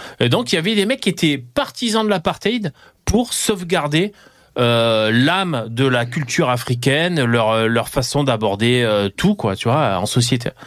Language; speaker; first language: French; native; French